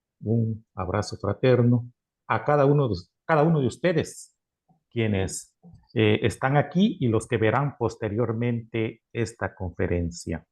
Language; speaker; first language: Spanish; native; Spanish